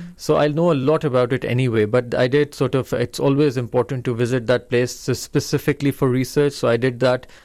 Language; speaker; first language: English; non-native, local second language; Urdu